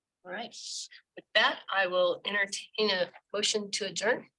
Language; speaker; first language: English; native; English